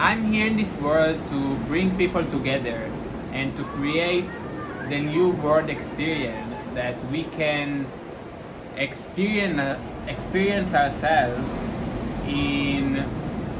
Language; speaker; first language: English; non-native, fluent; Hebrew